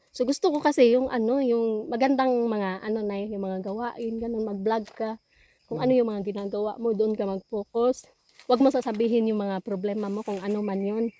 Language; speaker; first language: Filipino; non-native, local second language; Cebuano